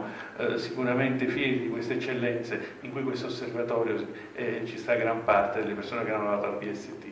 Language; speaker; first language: Italian; native; Italian